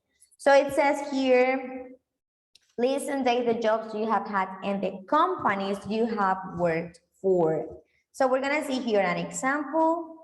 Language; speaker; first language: English; non-native, fluent; Spanish